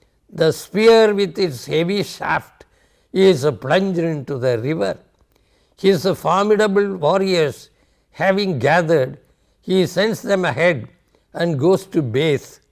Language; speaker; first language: English; non-native, local second language; Tamil